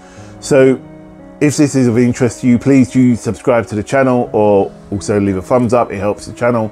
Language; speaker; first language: English; native; English